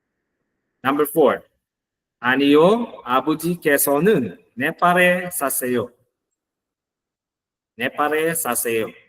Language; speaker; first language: Korean; non-native, fluent; Filipino